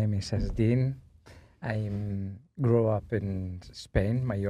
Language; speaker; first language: English; non-native, learner; Spanish